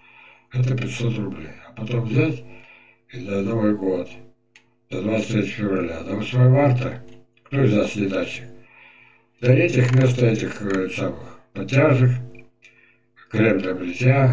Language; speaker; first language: Russian; native; Russian